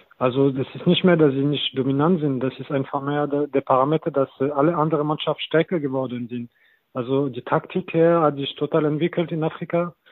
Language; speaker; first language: German; non-native, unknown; French